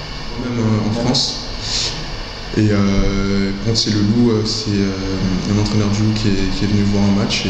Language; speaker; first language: French; native; French